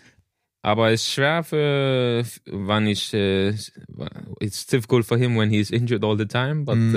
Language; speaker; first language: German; non-native, learner; Danish